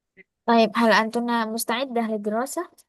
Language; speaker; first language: Arabic; non-native, fluent; Indonesian